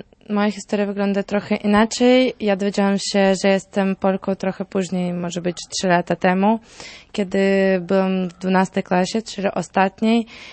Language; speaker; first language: Polish; non-native, fluent; Russian